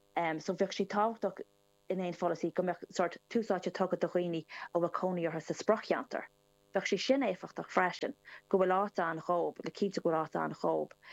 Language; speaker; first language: Irish; non-native, local second language; English